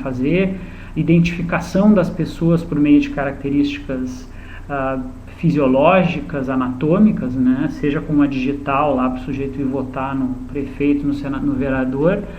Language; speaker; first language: Portuguese; native; Portuguese